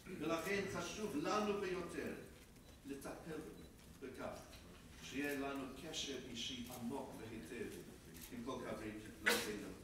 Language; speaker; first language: Hebrew; non-native, fluent; English